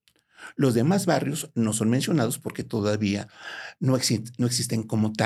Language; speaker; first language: Spanish; native; Spanish